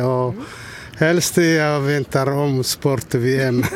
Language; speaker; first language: Swedish; non-native, learner; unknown